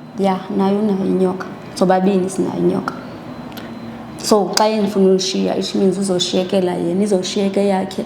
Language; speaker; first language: Zulu; non-native, local second language; Xhosa